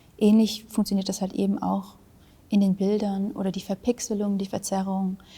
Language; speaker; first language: German; early bilingual, other home language; Vietnamese